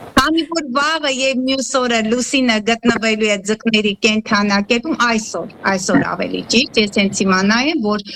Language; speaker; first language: Armenian; native; Armenian